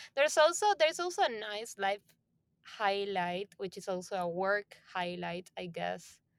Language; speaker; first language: English; non-native, fluent; Spanish